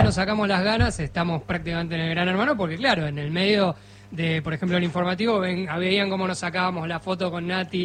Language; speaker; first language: Spanish; native; Spanish